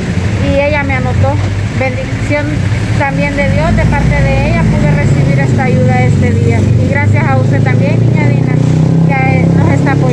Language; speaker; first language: Spanish; native; Spanish